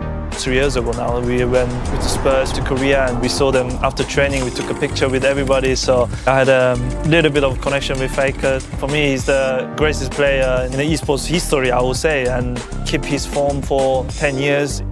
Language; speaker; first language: English; non-native, fluent; Korean